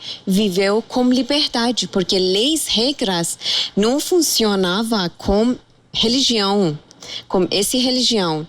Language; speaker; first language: Portuguese; non-native, fluent; Persian